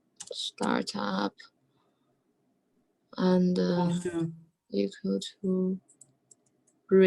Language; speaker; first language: English; non-native, learner; Chinese